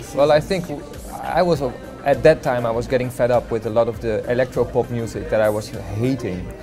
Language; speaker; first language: English; non-native, fluent; Dutch